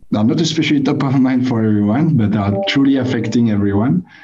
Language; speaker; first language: English; non-native, fluent; French